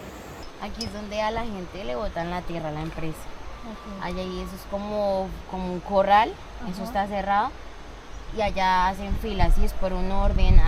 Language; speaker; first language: Spanish; native; Spanish